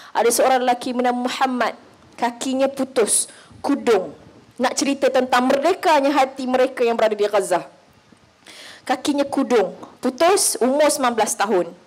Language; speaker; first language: Malay; native; Malay